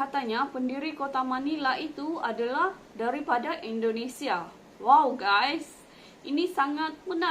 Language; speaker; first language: Indonesian; non-native, local second language; Malay